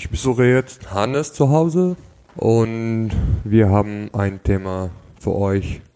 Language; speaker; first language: German; non-native, local second language; Arabic